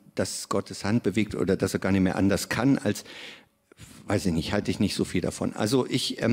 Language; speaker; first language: German; native; German